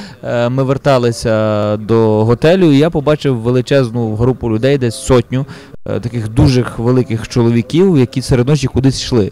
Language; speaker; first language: Ukrainian; native; Ukrainian